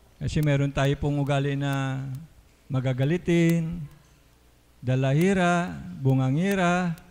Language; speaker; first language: Filipino; native; Filipino